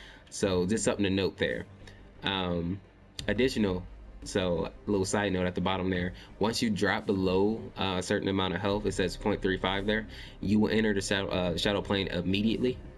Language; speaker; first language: English; native; English